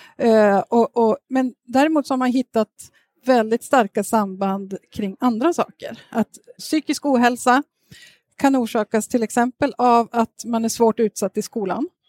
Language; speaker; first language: Swedish; native; Swedish